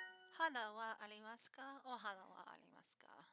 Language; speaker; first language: Japanese; non-native, learner; English